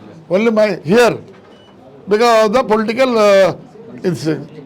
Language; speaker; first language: English; non-native, local second language; Telugu